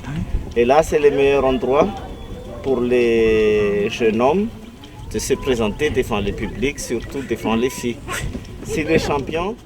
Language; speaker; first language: French; non-native, local second language; Malagasy